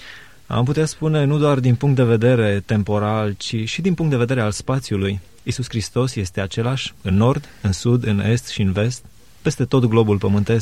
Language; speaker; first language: Romanian; native; Romanian